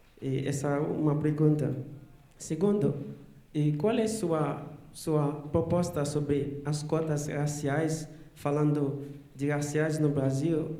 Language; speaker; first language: Portuguese; non-native, learner; Haitian Creole